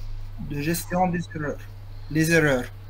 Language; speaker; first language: French; non-native, local second language; Arabic